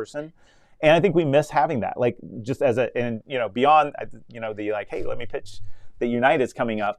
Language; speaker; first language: English; native; English